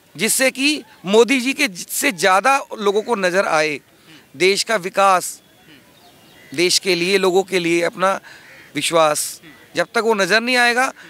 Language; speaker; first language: Hindi; native; Hindi